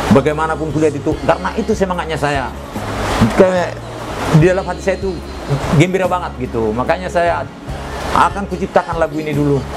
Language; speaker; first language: Indonesian; non-native, local second language; Batak Toba